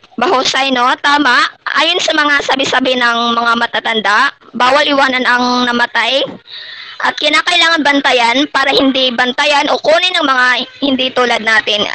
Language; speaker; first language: Filipino; non-native, local second language; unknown